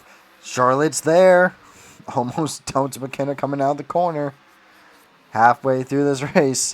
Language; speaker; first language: English; native; English